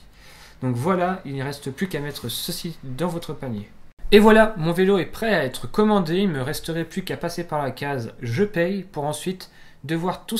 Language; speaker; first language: French; native; French